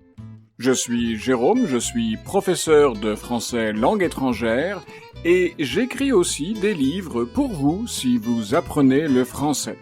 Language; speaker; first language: French; native; French